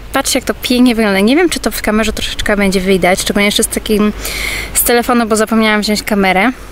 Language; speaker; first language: Polish; early bilingual, heritage; Polish